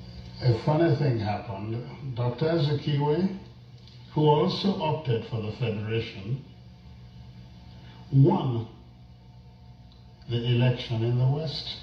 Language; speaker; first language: English; non-native, local second language; Igbo